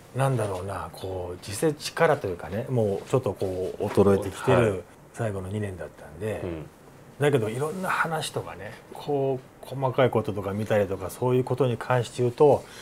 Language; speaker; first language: Japanese; native; Japanese